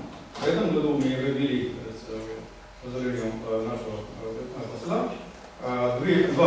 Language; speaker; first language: Russian; non-native, learner; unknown